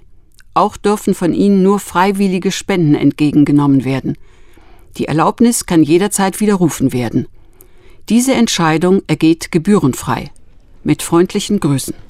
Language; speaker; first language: German; native; German